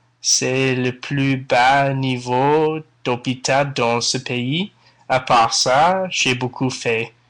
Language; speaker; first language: French; non-native, learner; English